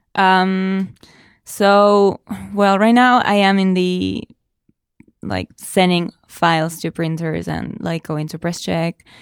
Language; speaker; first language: English; non-native, fluent; Spanish